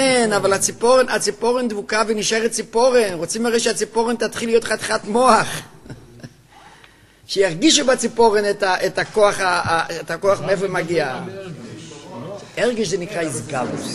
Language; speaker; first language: Hebrew; native; Hebrew